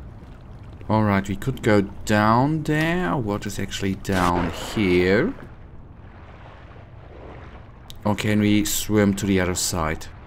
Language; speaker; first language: English; non-native, fluent; German